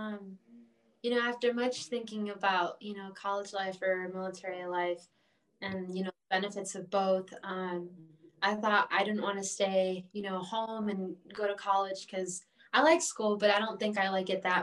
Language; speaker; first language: English; native; English